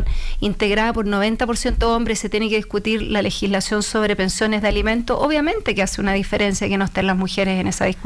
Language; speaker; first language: Spanish; native; Spanish